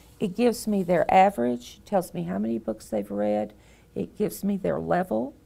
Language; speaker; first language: English; native; English